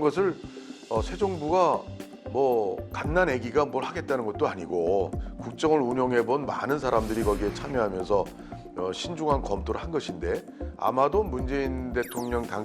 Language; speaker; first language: Korean; native; Korean